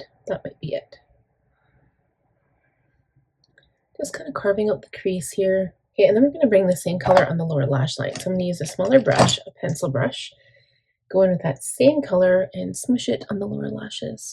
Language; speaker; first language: English; native; English